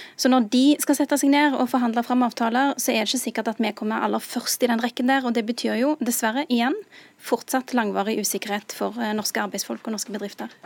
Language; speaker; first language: Norwegian; early bilingual, other home language; Urdu